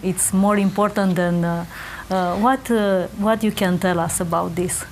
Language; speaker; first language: English; non-native, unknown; Romanian